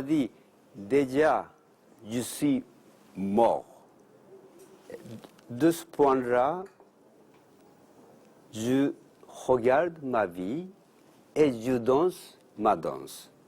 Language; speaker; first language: French; non-native, learner; Japanese